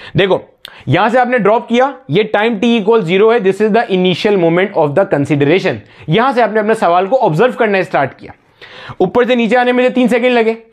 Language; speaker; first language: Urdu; native; Urdu